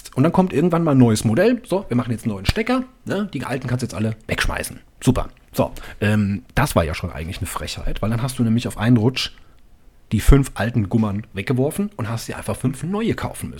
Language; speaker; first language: German; native; German